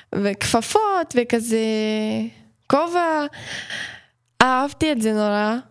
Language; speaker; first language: Hebrew; non-native, fluent; Ukrainian